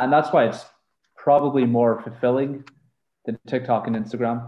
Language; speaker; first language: English; native; English